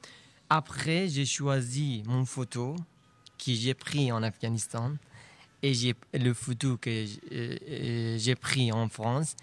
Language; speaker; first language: French; non-native, learner; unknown